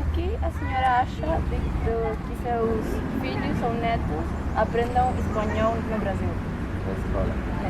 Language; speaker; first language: Portuguese; non-native, local second language; Spanish